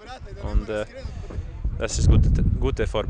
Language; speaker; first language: German; non-native, fluent; Croatian